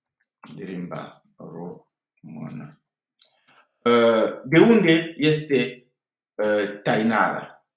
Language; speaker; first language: Romanian; non-native, fluent; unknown